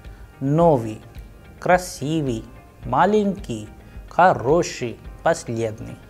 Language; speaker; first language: Russian; non-native, fluent; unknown